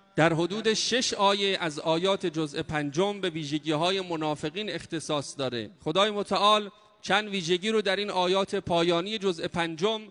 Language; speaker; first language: Persian; native; Persian